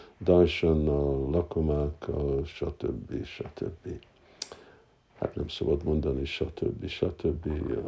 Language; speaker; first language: Hungarian; early bilingual, heritage; Hungarian